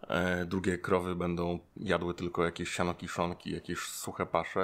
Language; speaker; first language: Polish; native; Polish